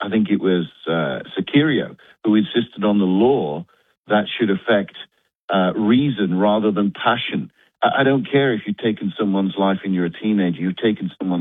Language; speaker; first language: English; native; English